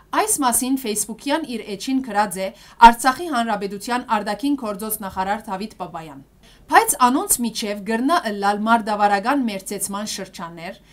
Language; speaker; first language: Armenian; early bilingual, heritage; Armenian